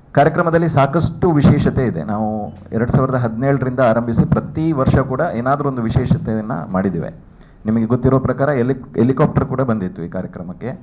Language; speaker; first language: Kannada; non-native, local second language; Konkani